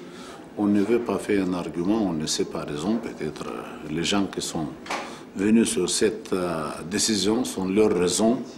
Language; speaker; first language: French; non-native, fluent; Bulgarian